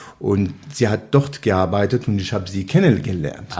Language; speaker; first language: German; non-native, learner; Arabic